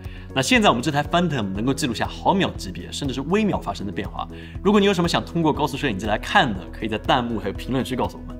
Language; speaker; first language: Chinese; native; Chinese